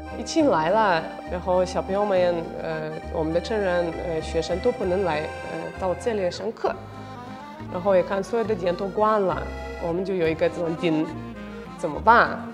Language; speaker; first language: Chinese; non-native, fluent; Russian